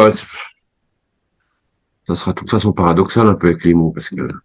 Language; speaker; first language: French; native; French